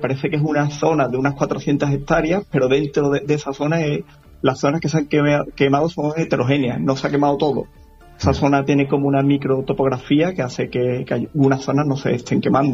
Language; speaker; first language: Spanish; native; Spanish